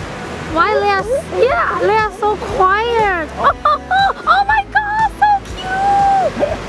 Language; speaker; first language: English; non-native, learner; Chinese